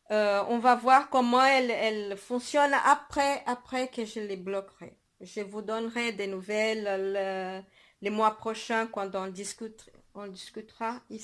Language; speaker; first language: French; non-native, fluent; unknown